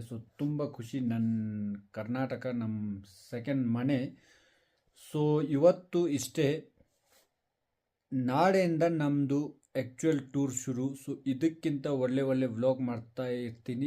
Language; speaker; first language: Kannada; non-native, fluent; Ladakhi